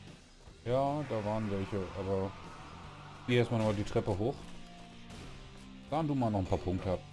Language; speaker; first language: German; native; German